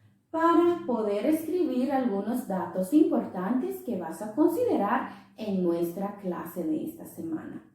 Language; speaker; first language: Spanish; non-native, local second language; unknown